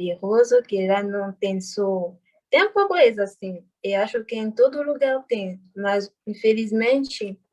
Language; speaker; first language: Portuguese; non-native, fluent; French